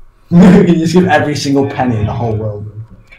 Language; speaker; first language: English; native; English